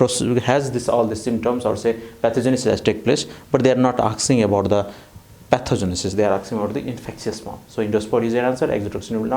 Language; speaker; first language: English; non-native, fluent; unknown